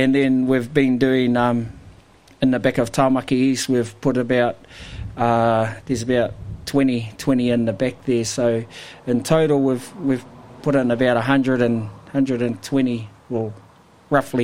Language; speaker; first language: English; native; English